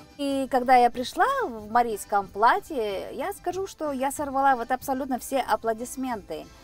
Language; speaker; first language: Russian; non-native, local second language; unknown